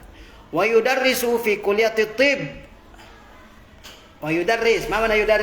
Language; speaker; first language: Arabic; non-native, fluent; Indonesian